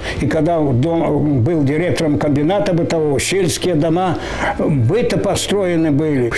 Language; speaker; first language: Russian; native; Russian